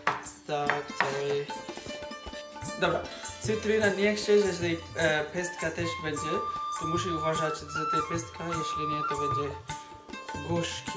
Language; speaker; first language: Polish; non-native, learner; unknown